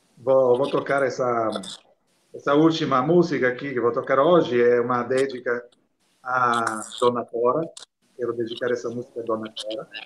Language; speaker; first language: Portuguese; non-native, fluent; Italian